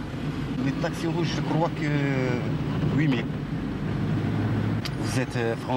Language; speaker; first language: French; non-native, local second language; Arabic